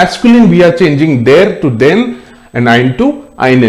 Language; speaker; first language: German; non-native, fluent; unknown